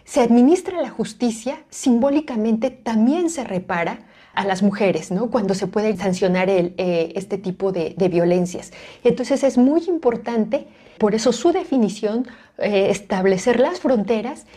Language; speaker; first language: Spanish; native; Spanish